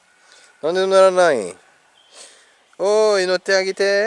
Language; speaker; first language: Japanese; native; Japanese